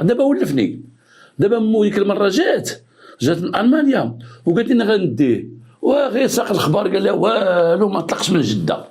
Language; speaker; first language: Arabic; native; Arabic